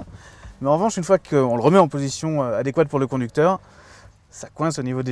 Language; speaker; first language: French; native; French